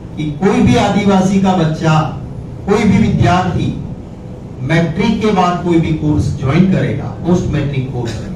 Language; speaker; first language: Hindi; non-native, local second language; Gujarati